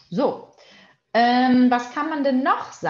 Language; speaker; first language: German; non-native, fluent; Portuguese